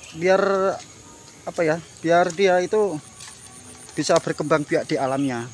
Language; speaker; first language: Indonesian; non-native, local second language; Javanese